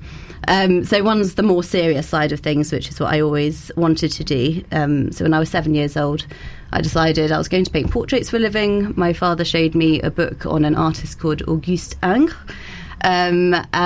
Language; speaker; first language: English; native; English